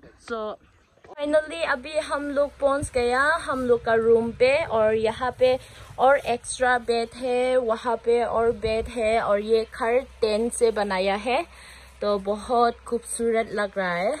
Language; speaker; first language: Hindi; non-native, local second language; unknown